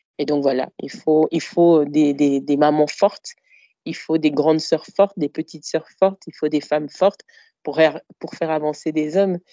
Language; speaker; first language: French; native; French